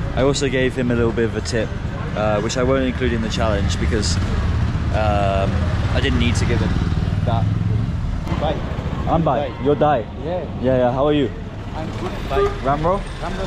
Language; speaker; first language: English; native; English